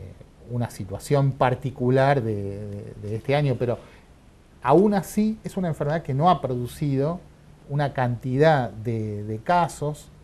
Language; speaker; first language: Spanish; native; Spanish